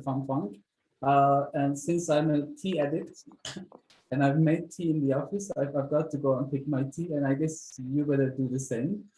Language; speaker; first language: English; non-native, fluent; Turkish